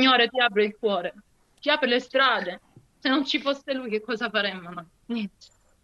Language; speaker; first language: Italian; native; Italian